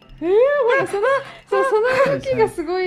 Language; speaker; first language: Japanese; native; Japanese